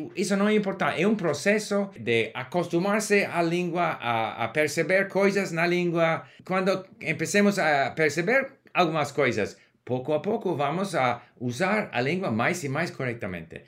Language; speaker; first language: Portuguese; non-native, learner; English